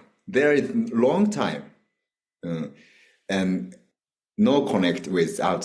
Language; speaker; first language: English; non-native, learner; Japanese